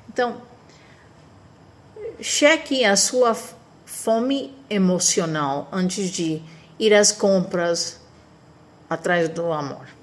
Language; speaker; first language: Portuguese; non-native, fluent; Spanish